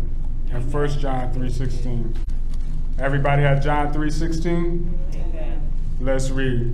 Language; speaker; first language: English; native; English